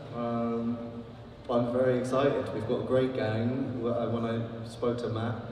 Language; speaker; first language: English; native; English